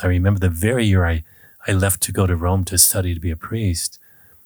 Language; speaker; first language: English; native; English